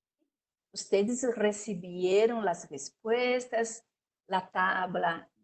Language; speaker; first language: Spanish; non-native, learner; Portuguese